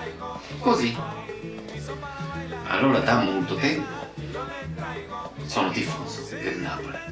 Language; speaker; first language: Italian; non-native, learner; Japanese